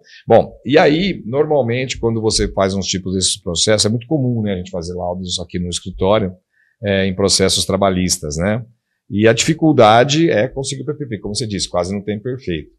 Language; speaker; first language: Portuguese; native; Portuguese